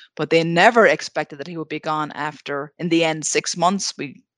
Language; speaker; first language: English; native; English